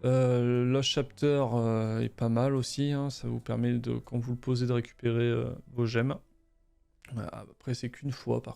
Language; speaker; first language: French; native; French